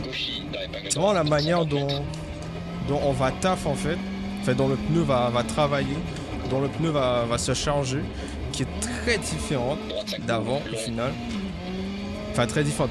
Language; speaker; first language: French; native; French